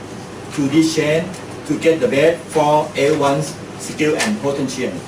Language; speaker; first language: English; non-native, learner; Thai